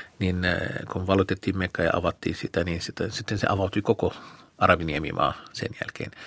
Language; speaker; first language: Finnish; non-native, fluent; Arabic